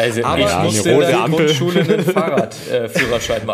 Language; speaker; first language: German; native; German